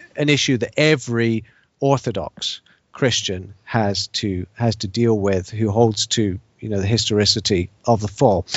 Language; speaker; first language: English; native; English